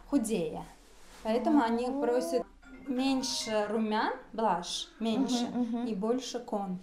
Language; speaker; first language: Russian; non-native, local second language; Uzbek